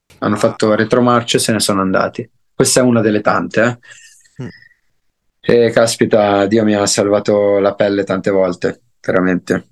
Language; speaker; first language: Italian; native; Italian